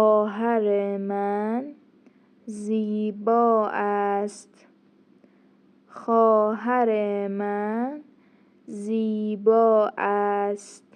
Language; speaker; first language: Persian; non-native, fluent; Turkish